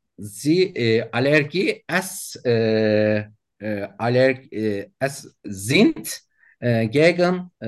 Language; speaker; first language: German; non-native, learner; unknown